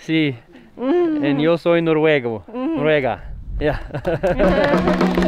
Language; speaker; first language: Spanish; non-native, learner; Norwegian